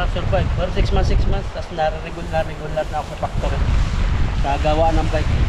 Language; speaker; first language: Filipino; native; Filipino